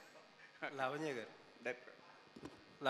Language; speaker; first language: Telugu; native; Telugu